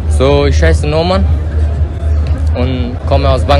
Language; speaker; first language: German; non-native, learner; Bangla